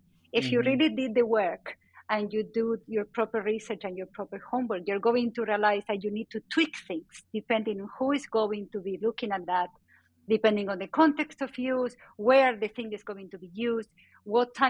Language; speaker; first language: English; non-native, fluent; Spanish